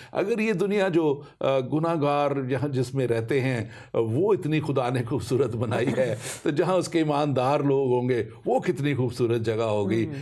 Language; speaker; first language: Urdu; non-native, local second language; Punjabi